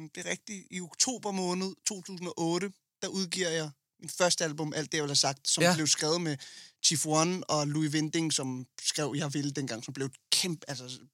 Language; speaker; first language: Danish; early bilingual, other home language; Arabic